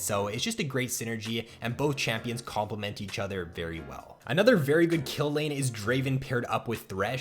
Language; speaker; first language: English; native; English